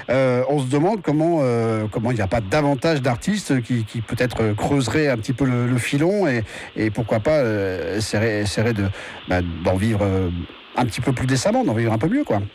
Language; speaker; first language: French; native; French